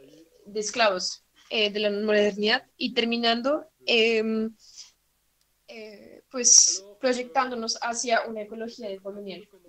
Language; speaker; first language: Spanish; non-native, fluent; French